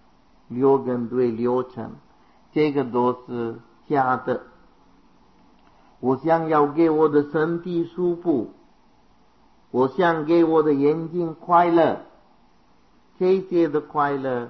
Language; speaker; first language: Chinese; non-native, fluent; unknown